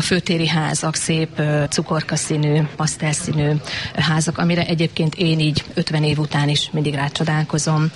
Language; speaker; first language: Hungarian; native; Hungarian